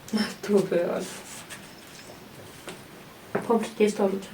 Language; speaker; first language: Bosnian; non-native, learner; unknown